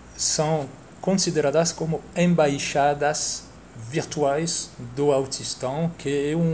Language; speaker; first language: Portuguese; non-native, fluent; French